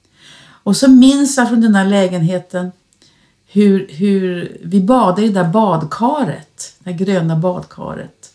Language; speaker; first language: Swedish; native; Swedish